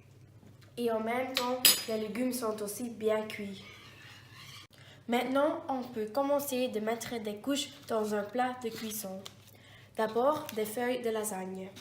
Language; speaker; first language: French; non-native, learner; Dutch